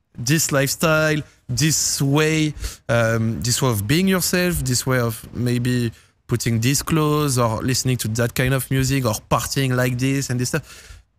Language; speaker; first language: English; non-native, fluent; French